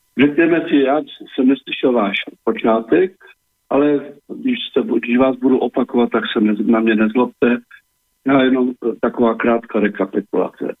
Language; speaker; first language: Czech; native; Czech